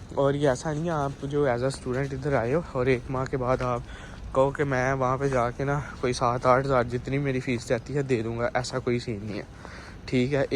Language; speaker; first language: Urdu; native; Urdu